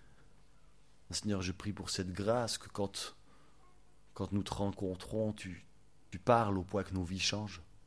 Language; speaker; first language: French; native; French